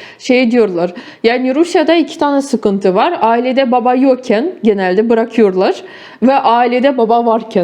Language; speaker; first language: Turkish; non-native, fluent; Ukrainian